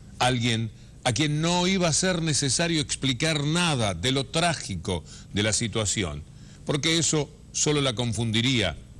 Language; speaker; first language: Spanish; native; Spanish